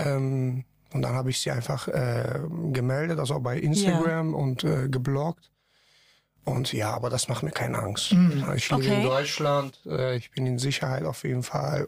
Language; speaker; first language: German; non-native, fluent; Persian